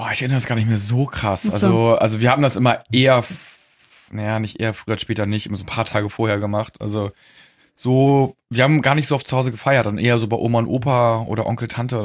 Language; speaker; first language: German; native; German